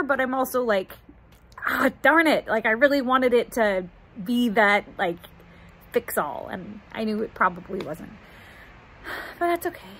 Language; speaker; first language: English; native; English